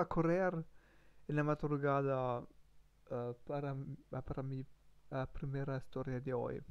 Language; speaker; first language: Spanish; non-native, learner; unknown